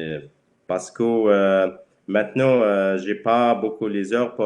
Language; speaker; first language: French; non-native, learner; Spanish